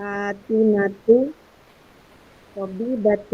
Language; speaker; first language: Arabic; non-native, learner; Indonesian